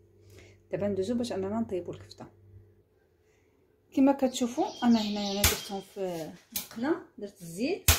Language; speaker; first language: Arabic; native; Arabic